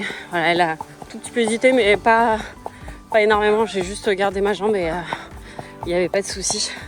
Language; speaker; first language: French; native; French